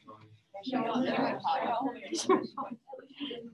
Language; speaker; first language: English; native; English